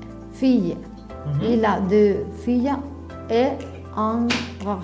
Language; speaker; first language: French; non-native, learner; Spanish